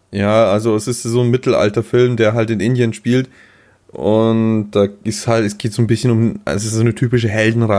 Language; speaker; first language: German; native; German